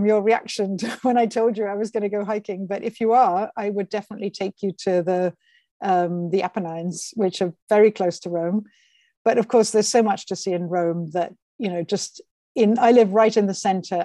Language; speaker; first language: English; native; English